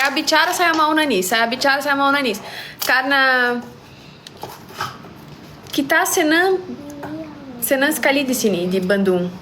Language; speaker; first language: Indonesian; non-native, learner; Portuguese